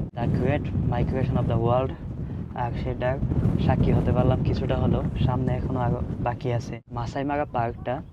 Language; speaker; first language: Bangla; native; Bangla